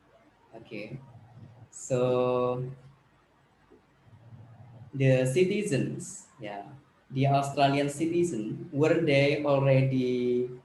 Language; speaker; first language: English; non-native, learner; Indonesian